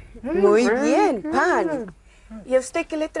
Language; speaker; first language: Spanish; non-native, learner; English